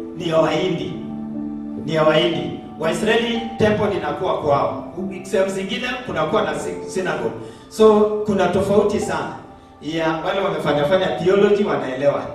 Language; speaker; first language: Swahili; non-native, local second language; Luo (Kenya and Tanzania)